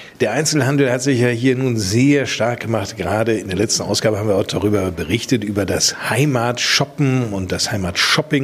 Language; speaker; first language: German; native; German